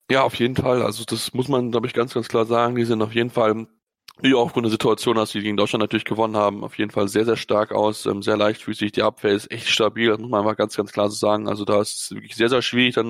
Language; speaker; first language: German; native; German